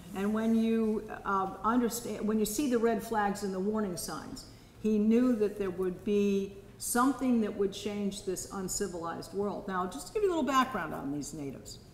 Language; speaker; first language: English; native; English